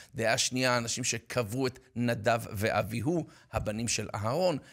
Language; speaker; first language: Hebrew; native; Hebrew